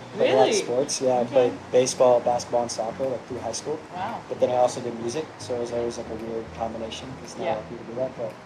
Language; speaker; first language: English; native; English